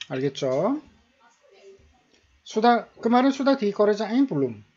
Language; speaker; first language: Korean; native; Korean